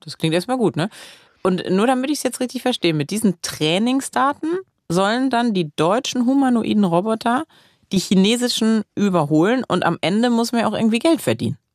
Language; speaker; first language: German; native; German